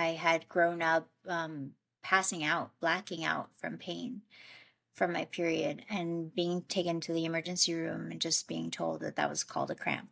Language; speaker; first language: English; native; English